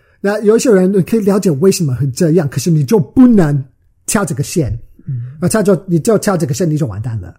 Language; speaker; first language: Chinese; early bilingual, heritage; Chinese